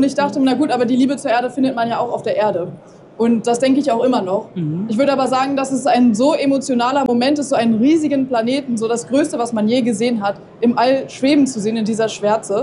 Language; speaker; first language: German; native; German